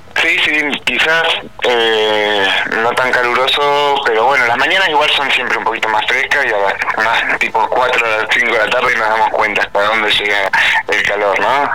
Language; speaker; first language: Spanish; native; Spanish